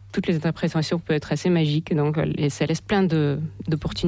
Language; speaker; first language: French; non-native, fluent; Russian